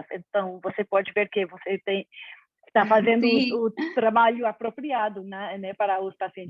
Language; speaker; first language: Portuguese; non-native, fluent; Spanish